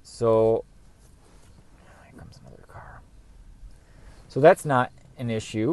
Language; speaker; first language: English; native; English